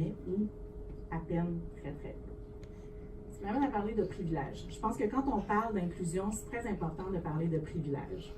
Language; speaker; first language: French; native; French